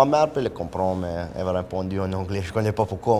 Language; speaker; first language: French; native; French